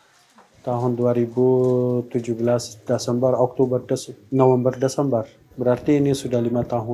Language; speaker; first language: Indonesian; non-native, learner; Persian